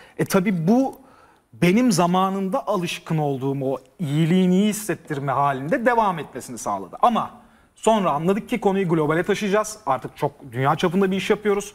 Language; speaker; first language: Turkish; native; Turkish